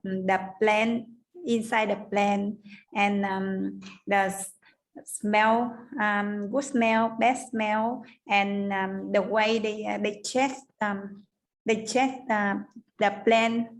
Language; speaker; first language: English; non-native, learner; Vietnamese